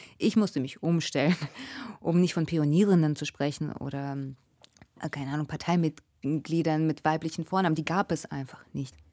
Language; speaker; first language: German; early bilingual, other home language; Russian